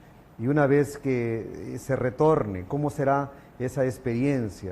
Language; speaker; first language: Spanish; non-native, fluent; Portuguese